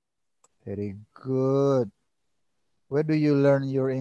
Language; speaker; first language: English; non-native, learner; Indonesian